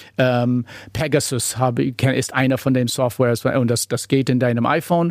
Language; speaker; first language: German; non-native, fluent; English